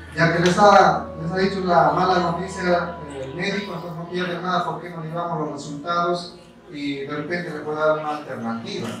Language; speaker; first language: Spanish; native; Spanish